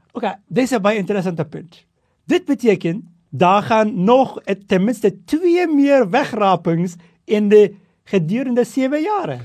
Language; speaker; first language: Afrikaans; non-native, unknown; Turkish